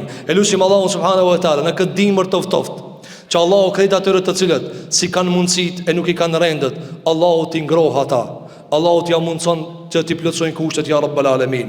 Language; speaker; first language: Albanian; native; Albanian